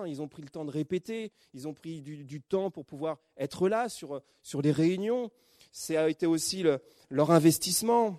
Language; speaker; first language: French; native; French